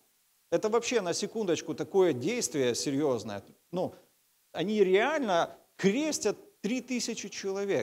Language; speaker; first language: Russian; native; Russian